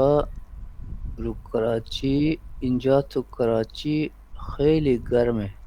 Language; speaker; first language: Persian; non-native, learner; Urdu